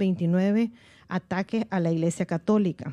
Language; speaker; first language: Spanish; native; Spanish